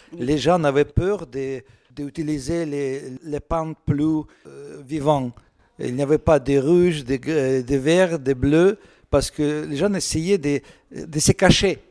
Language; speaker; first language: French; non-native, learner; Russian